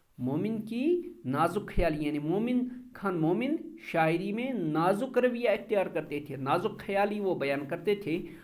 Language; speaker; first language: Urdu; non-native, local second language; Kashmiri